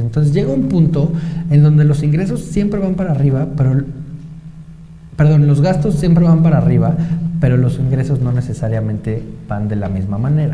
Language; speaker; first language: Spanish; native; Spanish